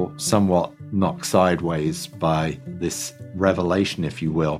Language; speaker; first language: English; native; English